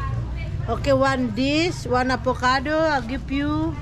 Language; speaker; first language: English; non-native, learner; Indonesian